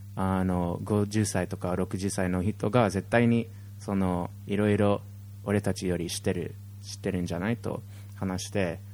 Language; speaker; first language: Japanese; non-native, fluent; English